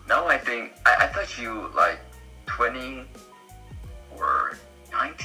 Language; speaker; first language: English; non-native, learner; Korean